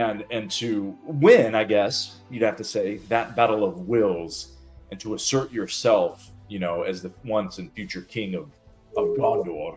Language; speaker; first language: English; native; English